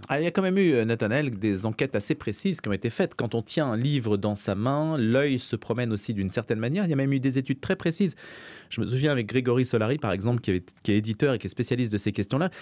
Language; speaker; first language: French; native; French